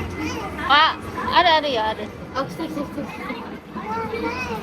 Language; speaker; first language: Japanese; non-native, learner; Filipino